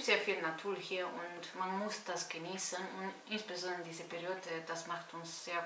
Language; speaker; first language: German; non-native, fluent; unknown